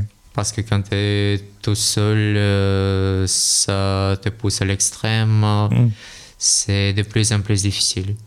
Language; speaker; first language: French; non-native, learner; Russian